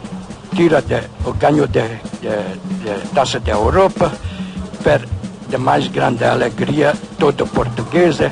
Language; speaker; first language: Portuguese; non-native, learner; Hungarian